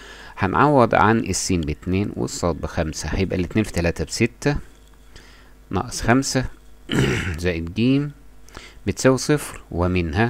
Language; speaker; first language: Arabic; native; Arabic